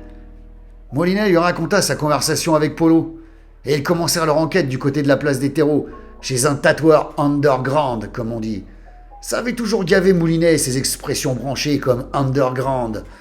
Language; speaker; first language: French; native; French